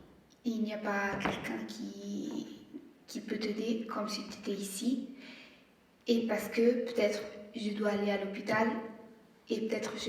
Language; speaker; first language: French; non-native, fluent; Italian